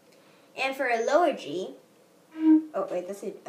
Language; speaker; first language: English; native; English